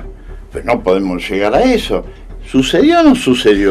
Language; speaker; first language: Spanish; native; Spanish